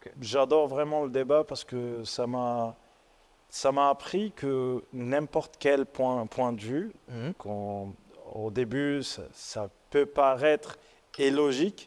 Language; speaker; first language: French; non-native, local second language; Arabic